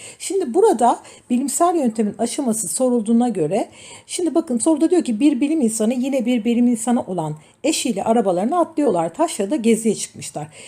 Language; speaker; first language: Turkish; native; Turkish